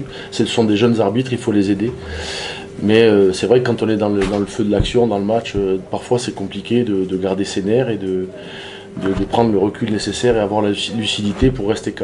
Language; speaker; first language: French; native; French